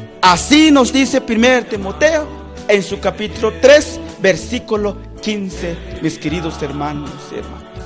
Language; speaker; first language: Spanish; non-native, local second language; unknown